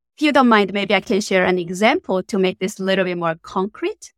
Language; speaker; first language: English; non-native, fluent; Korean